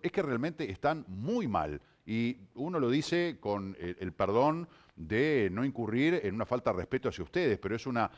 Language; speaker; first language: Spanish; native; Spanish